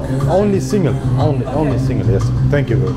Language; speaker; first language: English; non-native, learner; German